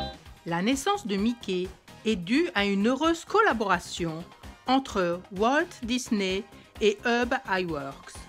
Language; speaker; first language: French; native; French